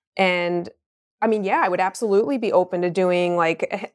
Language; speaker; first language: English; native; English